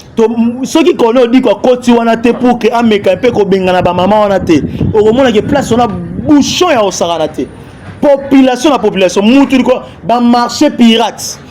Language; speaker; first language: Lingala; native; Lingala